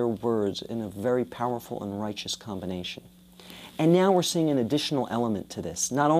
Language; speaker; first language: English; native; English